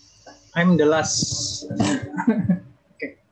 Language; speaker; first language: English; non-native, learner; Indonesian